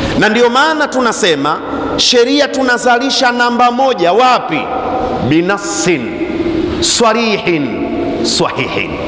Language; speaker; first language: Swahili; non-native, local second language; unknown